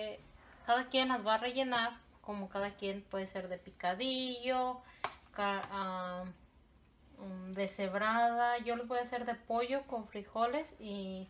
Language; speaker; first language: Spanish; native; Spanish